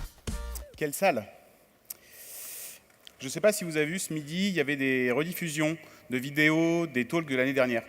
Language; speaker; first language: French; native; French